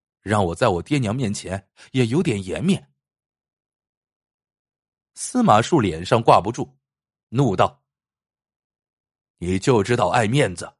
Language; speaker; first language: Chinese; native; Chinese